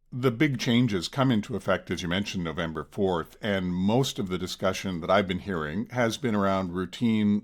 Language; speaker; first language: English; native; English